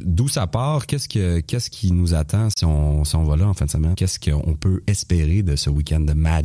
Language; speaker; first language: French; native; French